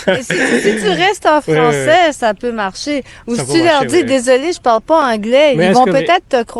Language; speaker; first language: French; native; French